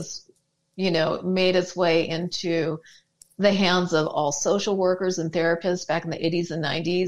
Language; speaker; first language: English; native; English